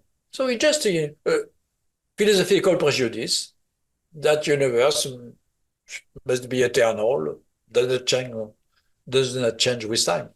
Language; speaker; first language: English; non-native, fluent; French